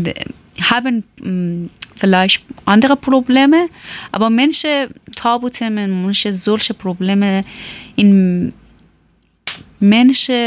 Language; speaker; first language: German; non-native, learner; Persian